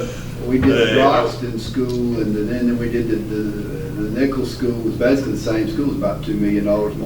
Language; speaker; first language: English; native; English